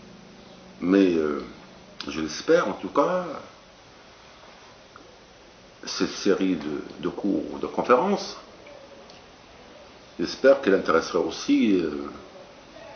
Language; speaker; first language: French; non-native, local second language; Arabic